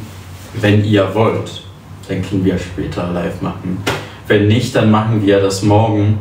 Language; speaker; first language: German; early bilingual, other home language; Polish